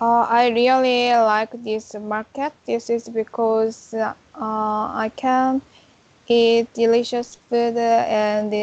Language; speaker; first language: English; non-native, learner; Korean